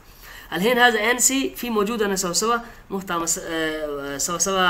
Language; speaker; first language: Arabic; non-native, learner; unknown